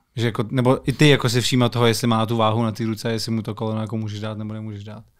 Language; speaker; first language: Czech; native; Czech